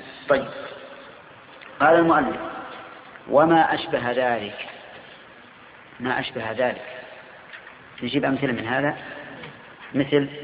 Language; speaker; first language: Arabic; native; Arabic